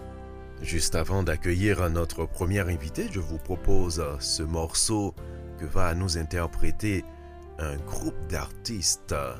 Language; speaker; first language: French; native; French